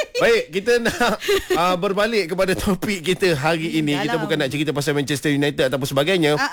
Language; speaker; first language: Malay; native; Malay